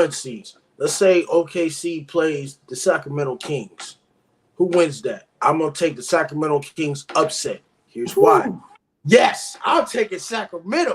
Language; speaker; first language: English; native; English